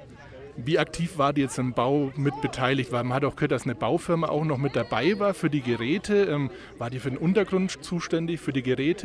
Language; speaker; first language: German; native; German